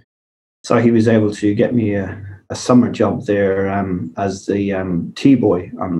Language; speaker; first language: English; native; English